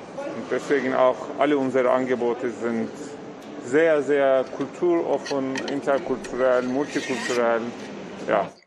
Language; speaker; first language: German; non-native, fluent; Turkish